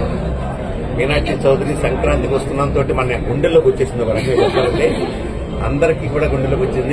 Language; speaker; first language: Telugu; native; Telugu